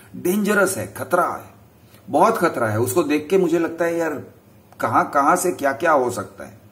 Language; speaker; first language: Hindi; non-native, local second language; Gujarati